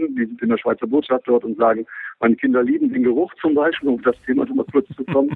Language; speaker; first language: German; native; German